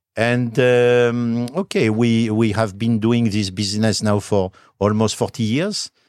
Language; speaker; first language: English; non-native, fluent; French